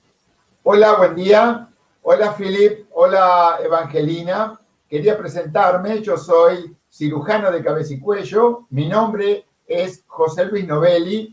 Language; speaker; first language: Spanish; native; Spanish